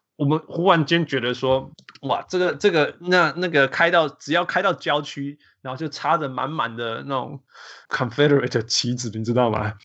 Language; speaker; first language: Chinese; early bilingual, heritage; Chinese